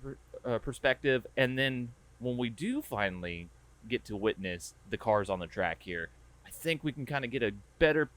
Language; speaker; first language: English; native; English